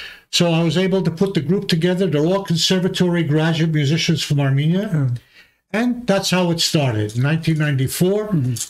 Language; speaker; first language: English; early bilingual, other home language; Armenian